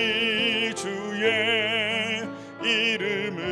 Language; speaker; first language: Korean; native; Korean